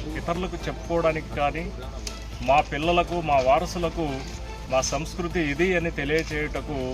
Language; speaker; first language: Telugu; non-native, local second language; Lambadi